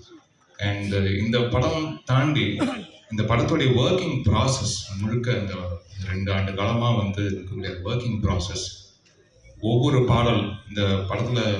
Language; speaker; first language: Tamil; native; Tamil